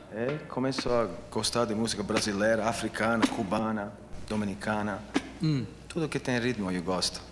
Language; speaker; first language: Portuguese; non-native, learner; English